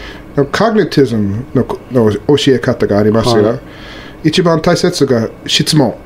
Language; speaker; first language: Japanese; non-native, learner; English